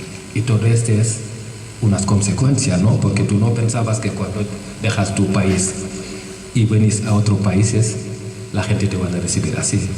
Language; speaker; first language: Spanish; non-native, fluent; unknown